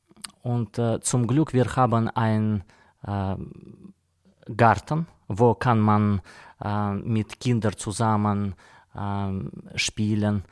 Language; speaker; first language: German; non-native, learner; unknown